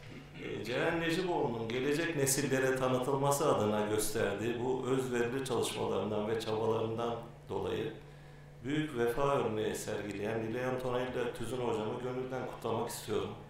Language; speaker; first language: Turkish; native; Turkish